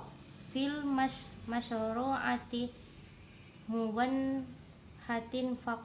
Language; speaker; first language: Arabic; non-native, learner; Indonesian